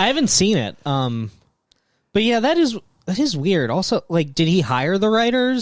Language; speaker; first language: English; native; English